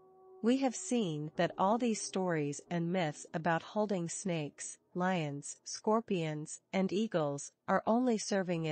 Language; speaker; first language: English; non-native, fluent; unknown